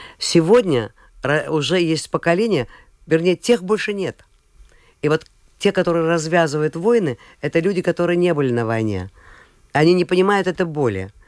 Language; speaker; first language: Russian; non-native, local second language; Latvian